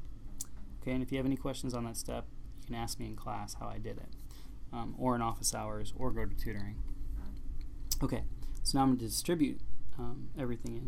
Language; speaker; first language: English; native; English